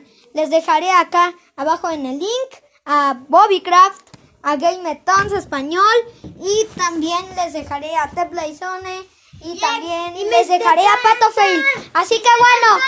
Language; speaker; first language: Spanish; native; Spanish